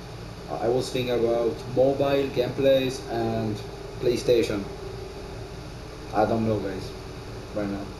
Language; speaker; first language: English; non-native, learner; Italian